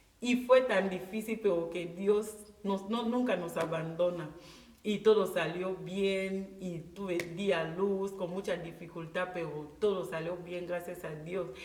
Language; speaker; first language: Spanish; non-native, local second language; Fang